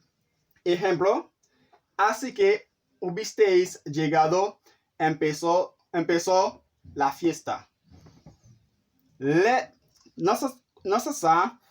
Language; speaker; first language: Spanish; non-native, fluent; Haitian Creole